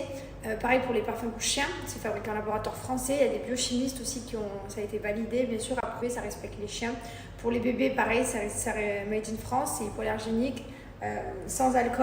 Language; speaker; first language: French; native; French